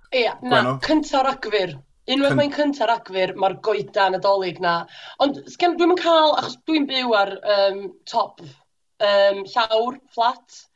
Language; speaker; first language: Welsh; native; Welsh